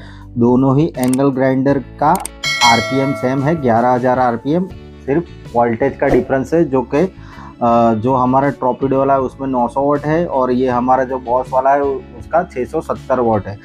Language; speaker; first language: Hindi; native; Hindi